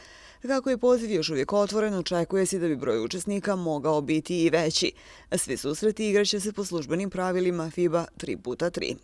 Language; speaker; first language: Bosnian; native; Bosnian